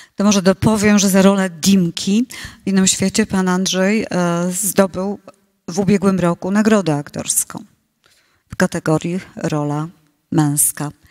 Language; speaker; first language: Polish; native; Polish